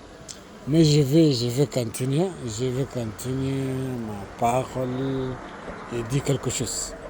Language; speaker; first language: French; non-native, learner; Arabic